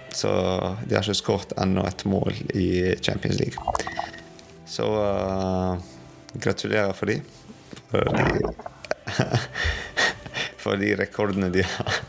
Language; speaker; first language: Norwegian; non-native, fluent; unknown